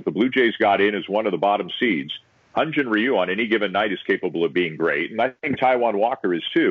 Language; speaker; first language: English; native; English